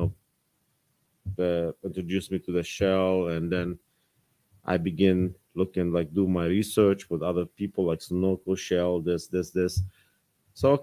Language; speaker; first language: English; non-native, learner; Arabic